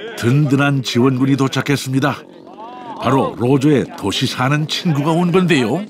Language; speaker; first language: Korean; native; Korean